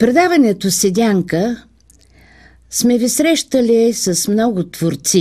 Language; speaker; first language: Bulgarian; native; Bulgarian